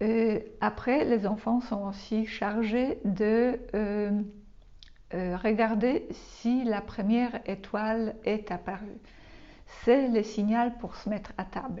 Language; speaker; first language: French; non-native, fluent; Polish